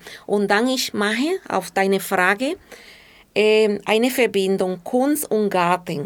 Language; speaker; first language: German; non-native, fluent; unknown